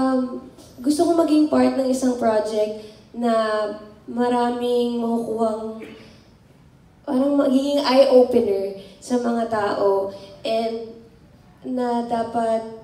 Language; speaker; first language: Filipino; native; Filipino